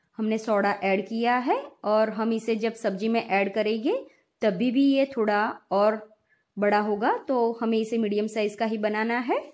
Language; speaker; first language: Hindi; non-native, local second language; Gujarati